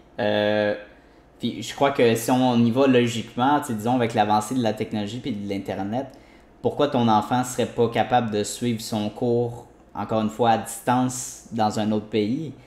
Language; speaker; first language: French; native; French